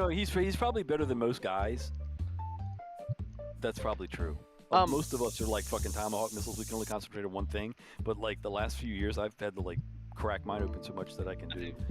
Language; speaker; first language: English; native; English